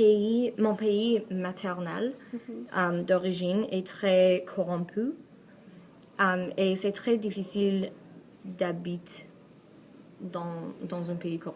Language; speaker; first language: French; non-native, learner; Persian